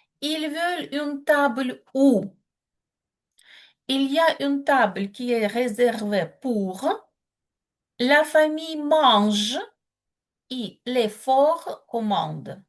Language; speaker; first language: French; non-native, fluent; Ukrainian